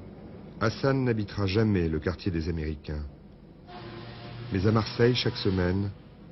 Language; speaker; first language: French; native; French